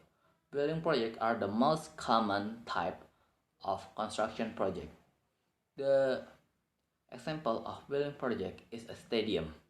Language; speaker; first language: English; non-native, learner; Indonesian